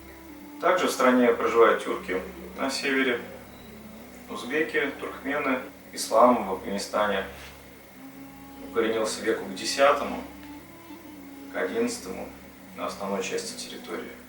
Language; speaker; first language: Russian; native; Russian